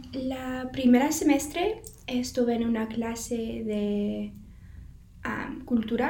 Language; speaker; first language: Spanish; non-native, fluent; English